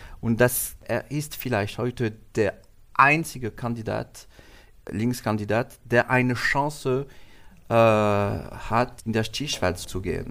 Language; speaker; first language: German; non-native, learner; French